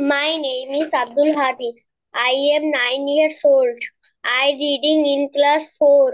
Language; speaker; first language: English; non-native, learner; Bangla